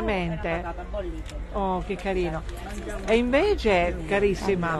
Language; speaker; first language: Italian; native; Italian